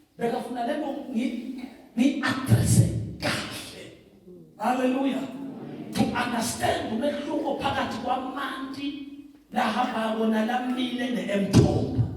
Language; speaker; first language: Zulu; non-native, local second language; Swati